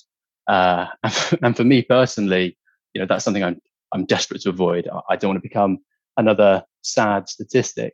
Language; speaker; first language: English; native; English